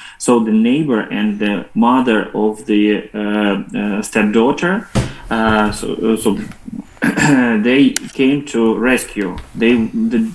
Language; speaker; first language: English; non-native, fluent; Ukrainian